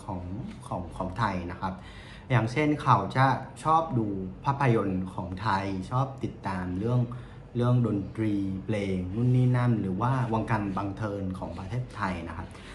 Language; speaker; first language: Thai; non-native, fluent; Vietnamese